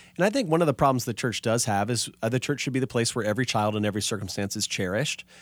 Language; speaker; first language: English; native; English